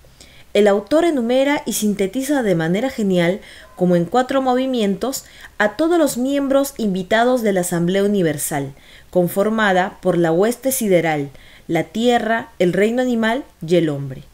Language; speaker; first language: Spanish; native; Spanish